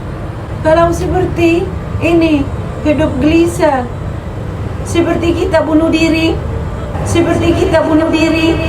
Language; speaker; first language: Indonesian; non-native, fluent; Arabic